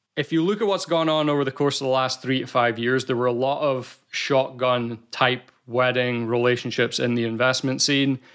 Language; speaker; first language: English; native; English